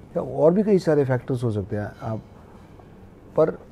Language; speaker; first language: Hindi; native; Hindi